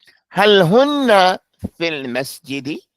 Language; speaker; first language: Arabic; non-native, fluent; English